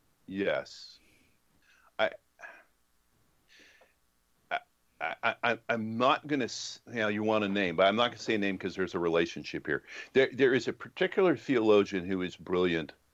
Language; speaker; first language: English; native; English